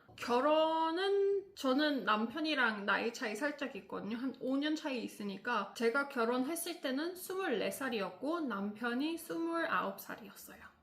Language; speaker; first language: Korean; non-native, fluent; English